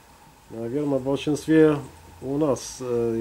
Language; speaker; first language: Russian; non-native, fluent; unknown